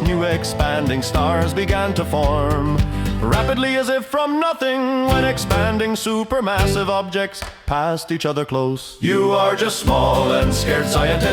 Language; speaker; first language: English; non-native, fluent; Finnish